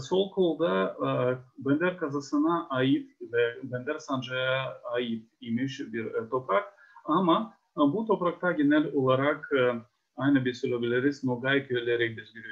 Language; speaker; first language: Turkish; non-native, fluent; Ukrainian